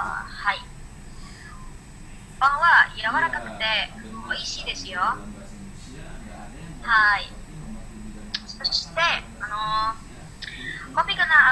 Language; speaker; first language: Japanese; non-native, learner; Indonesian